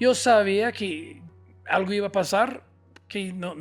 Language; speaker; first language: Spanish; non-native, fluent; English